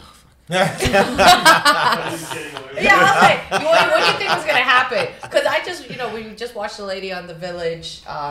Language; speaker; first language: English; non-native, local second language; Cantonese